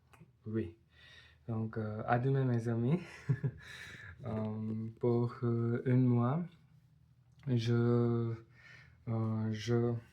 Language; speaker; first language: French; non-native, learner; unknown